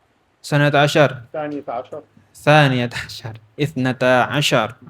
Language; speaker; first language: Arabic; non-native, learner; Indonesian